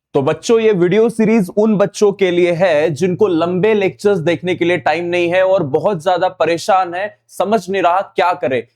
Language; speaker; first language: Hindi; non-native, local second language; Marathi